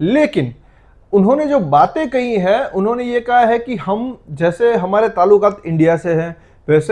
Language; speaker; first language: Hindi; non-native, local second language; Gujarati